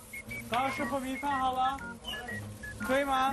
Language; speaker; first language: Chinese; non-native, learner; Azerbaijani